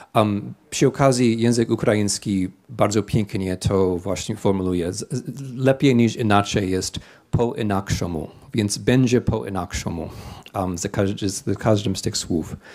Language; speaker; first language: Polish; non-native, fluent; English